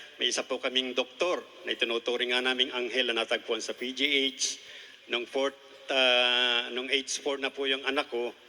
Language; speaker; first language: Filipino; native; Filipino